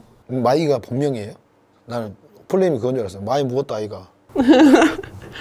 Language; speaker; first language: Korean; native; Korean